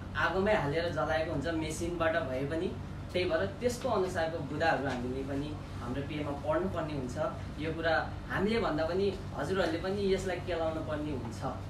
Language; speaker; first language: Nepali; non-native, local second language; Gurung